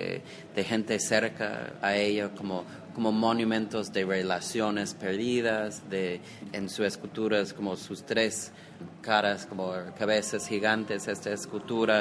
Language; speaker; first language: Spanish; non-native, fluent; English